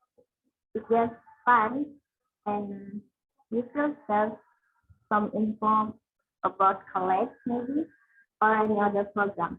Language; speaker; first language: English; non-native, learner; Indonesian